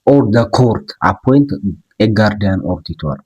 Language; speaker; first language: English; non-native, local second language; Amharic